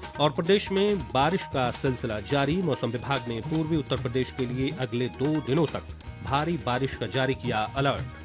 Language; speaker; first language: Hindi; native; Hindi